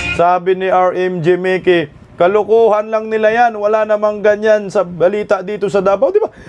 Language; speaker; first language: Filipino; non-native, local second language; Cebuano